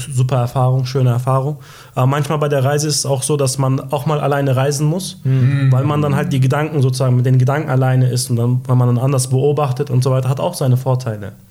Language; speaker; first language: German; early bilingual, other home language; Turkish